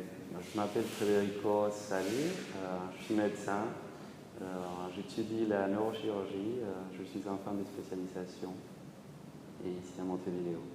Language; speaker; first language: French; non-native, fluent; Spanish